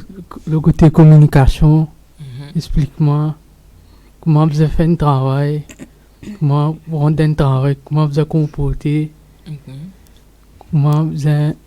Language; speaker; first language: French; non-native, local second language; Morisyen